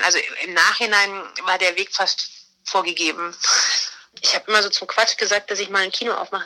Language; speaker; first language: German; native; German